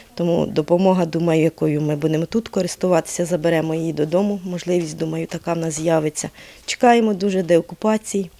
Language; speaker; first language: Ukrainian; native; Ukrainian